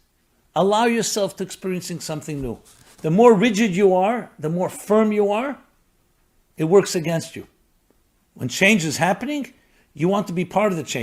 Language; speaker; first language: English; native; English